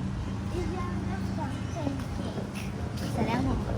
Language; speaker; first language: French; early bilingual, heritage; French